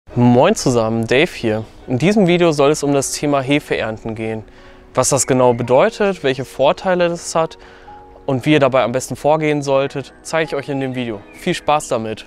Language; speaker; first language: German; native; German